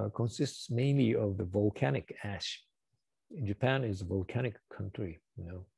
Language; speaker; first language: English; non-native, fluent; Japanese